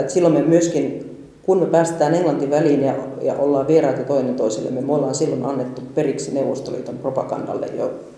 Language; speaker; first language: Finnish; native; Finnish